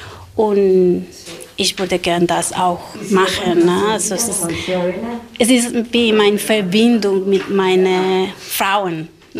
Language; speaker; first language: German; non-native, learner; Spanish